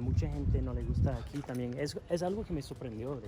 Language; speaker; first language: Spanish; non-native, fluent; English